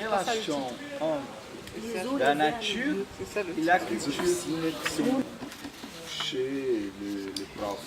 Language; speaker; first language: French; non-native, fluent; Portuguese